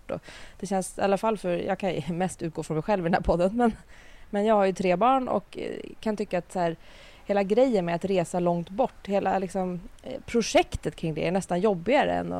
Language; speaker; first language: Swedish; native; Swedish